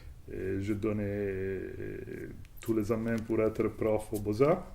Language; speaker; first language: French; non-native, fluent; Italian